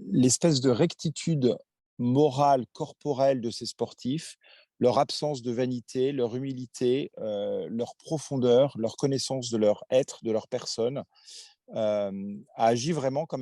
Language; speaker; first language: French; native; French